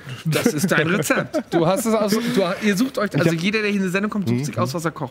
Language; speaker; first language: German; native; German